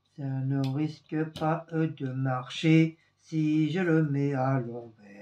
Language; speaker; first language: French; native; French